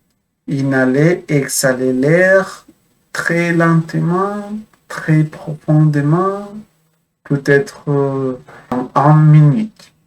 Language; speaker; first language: French; non-native, fluent; Spanish